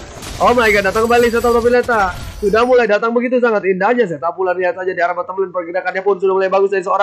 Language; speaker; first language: Indonesian; native; Indonesian